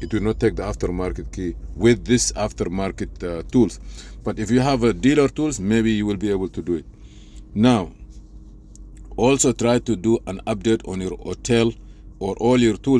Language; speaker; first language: English; non-native, fluent; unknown